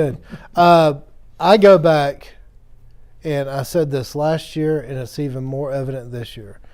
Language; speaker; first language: English; native; English